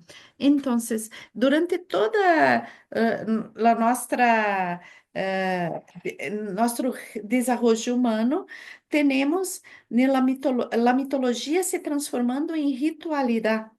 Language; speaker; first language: Spanish; non-native, fluent; Portuguese